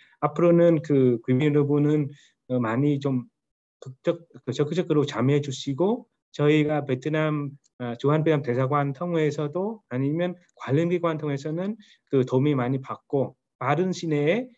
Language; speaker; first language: Korean; non-native, learner; Vietnamese